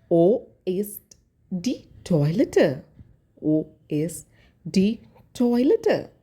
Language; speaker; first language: German; non-native, learner; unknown